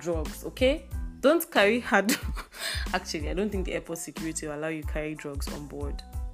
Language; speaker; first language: English; non-native, local second language; Yoruba